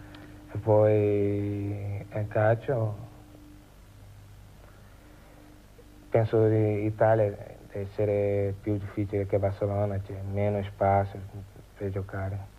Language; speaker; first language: Italian; non-native, learner; Portuguese